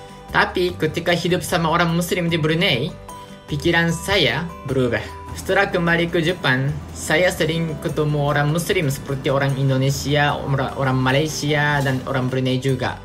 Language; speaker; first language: Indonesian; non-native, fluent; Japanese